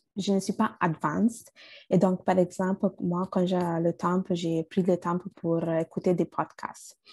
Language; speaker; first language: French; non-native, fluent; Bangla